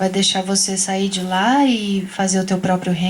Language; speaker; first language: Portuguese; native; Portuguese